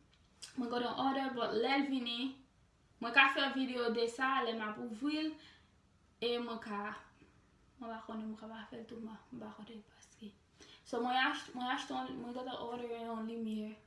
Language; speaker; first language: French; non-native, learner; Haitian Creole